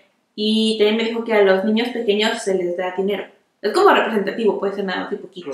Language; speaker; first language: Spanish; native; Spanish